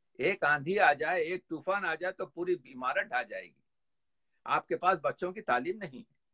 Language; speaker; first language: Urdu; native; Urdu